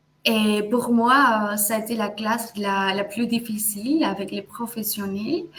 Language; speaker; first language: French; non-native, fluent; Spanish